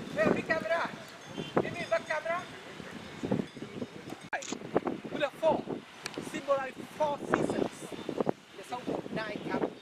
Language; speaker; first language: English; non-native, learner; Vietnamese